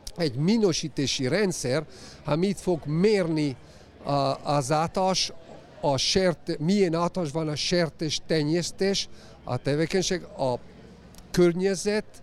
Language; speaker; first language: Hungarian; non-native, learner; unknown